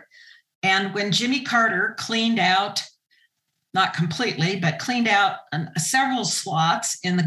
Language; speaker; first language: English; native; English